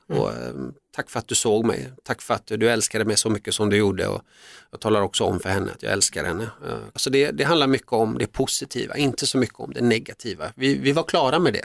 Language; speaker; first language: Swedish; early bilingual, other home language; Finnish